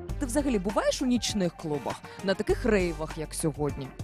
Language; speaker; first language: Ukrainian; native; Ukrainian